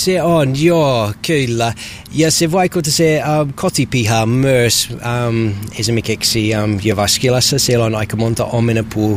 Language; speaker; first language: Finnish; non-native, learner; English